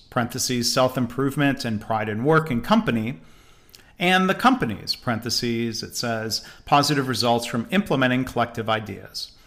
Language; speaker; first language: English; native; English